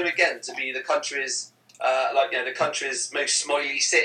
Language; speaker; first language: English; native; English